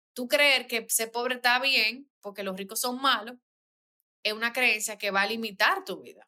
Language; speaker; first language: Spanish; native; Spanish